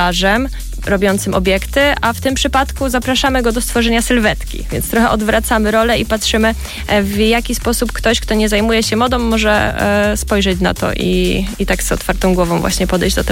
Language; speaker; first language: Polish; native; Polish